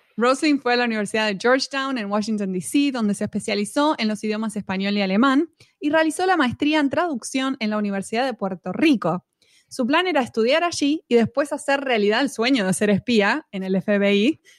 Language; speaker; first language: Spanish; native; Spanish